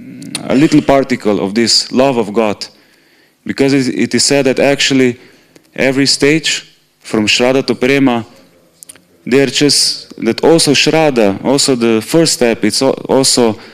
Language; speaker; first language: English; non-native, fluent; Slovenian